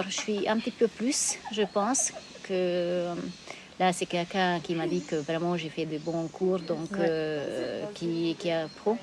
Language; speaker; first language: French; non-native, fluent; Hungarian